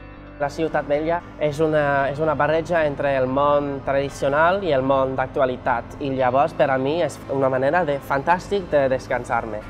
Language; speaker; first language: Catalan; non-native, fluent; English